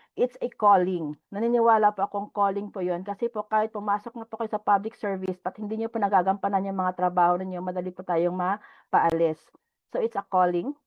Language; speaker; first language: Filipino; non-native, local second language; Hiligaynon